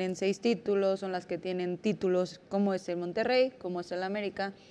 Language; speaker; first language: Spanish; native; Spanish